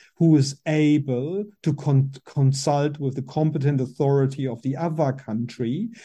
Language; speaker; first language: English; non-native, fluent; German